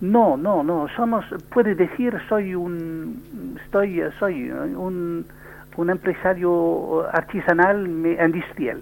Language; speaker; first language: Spanish; non-native, learner; French